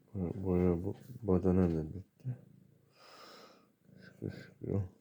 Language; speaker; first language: Turkish; native; Turkish